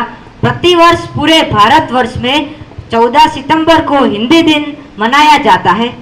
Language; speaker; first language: Hindi; non-native, local second language; Gujarati